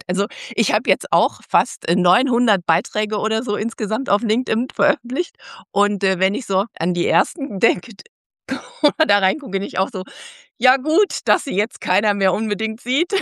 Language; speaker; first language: German; native; German